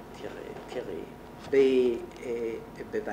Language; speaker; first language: Hebrew; non-native, fluent; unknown